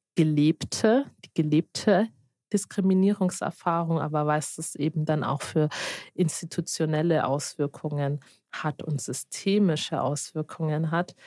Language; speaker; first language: German; native; German